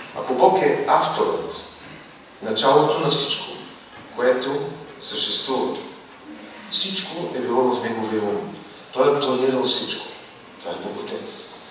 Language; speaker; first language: Bulgarian; native; Bulgarian